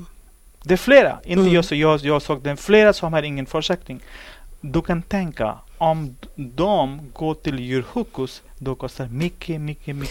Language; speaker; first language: Swedish; non-native, learner; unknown